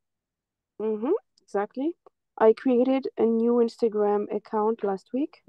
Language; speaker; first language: English; non-native, fluent; French